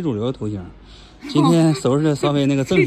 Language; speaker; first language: Chinese; native; Chinese